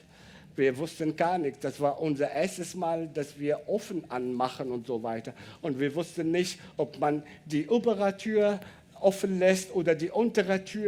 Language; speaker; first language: German; non-native, learner; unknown